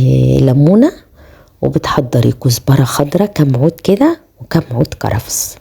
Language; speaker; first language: Arabic; native; Arabic